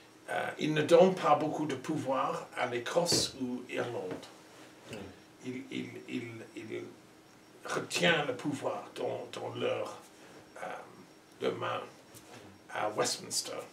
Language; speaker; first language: French; non-native, learner; English